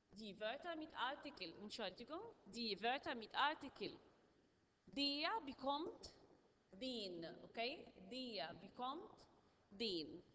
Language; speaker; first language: German; non-native, learner; Arabic